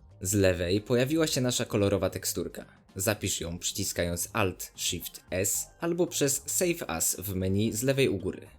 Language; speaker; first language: Polish; native; Polish